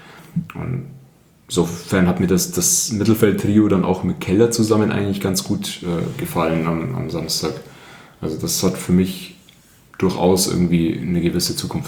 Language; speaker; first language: German; native; German